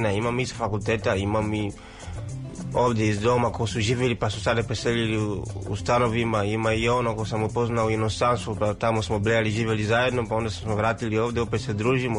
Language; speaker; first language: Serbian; non-native, fluent; Swahili